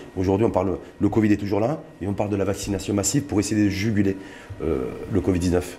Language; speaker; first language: French; non-native, local second language; Arabic